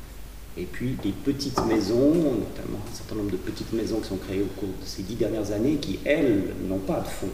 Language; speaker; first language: French; native; French